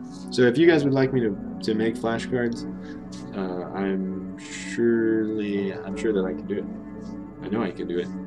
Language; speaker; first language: English; native; English